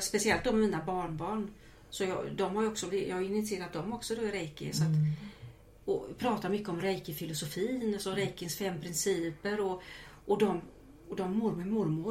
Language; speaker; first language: Swedish; native; Swedish